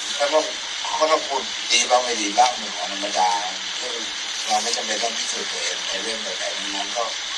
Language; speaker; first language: Thai; native; Thai